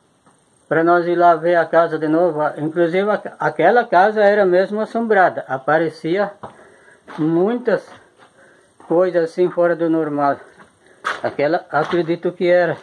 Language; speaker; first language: Portuguese; native; Portuguese